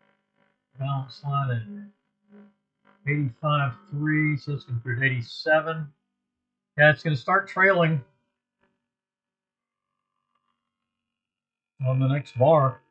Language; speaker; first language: English; native; English